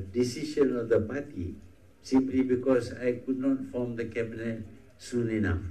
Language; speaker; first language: English; non-native, local second language; Malay